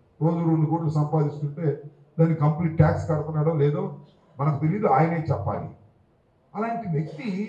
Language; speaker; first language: Telugu; native; Telugu